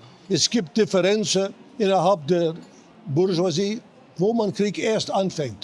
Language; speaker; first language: German; non-native, fluent; English